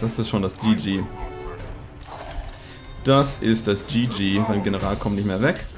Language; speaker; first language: German; native; German